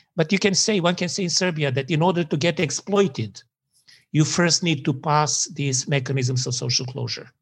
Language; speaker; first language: English; non-native, fluent; Serbian